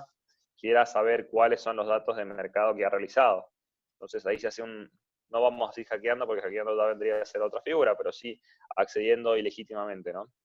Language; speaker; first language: Spanish; native; Spanish